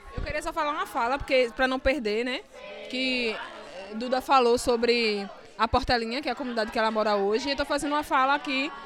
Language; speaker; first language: Portuguese; native; Portuguese